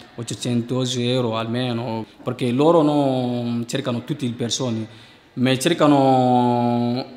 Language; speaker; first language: Italian; non-native, fluent; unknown